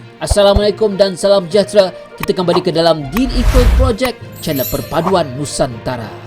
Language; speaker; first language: Malay; native; Malay